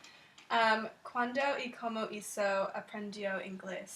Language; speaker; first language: Spanish; non-native, learner; English